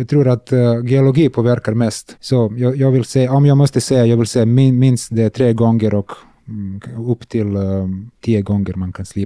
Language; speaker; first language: Swedish; non-native, learner; Serbian